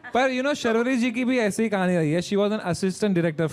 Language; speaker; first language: Hindi; native; Hindi